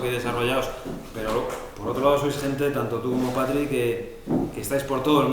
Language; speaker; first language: Spanish; native; Spanish